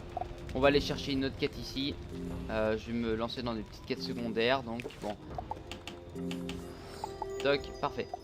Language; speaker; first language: French; native; French